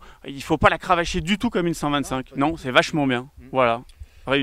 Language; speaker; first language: French; native; French